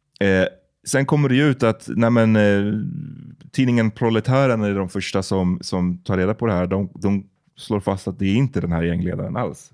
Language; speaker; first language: Swedish; native; Swedish